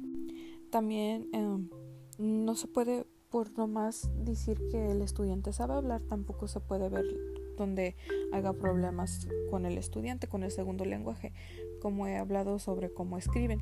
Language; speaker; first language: Spanish; early bilingual, heritage; Spanish